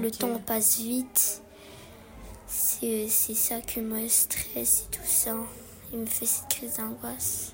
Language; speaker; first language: French; early bilingual, other home language; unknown